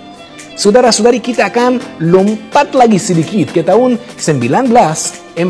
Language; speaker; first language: Indonesian; non-native, fluent; Hebrew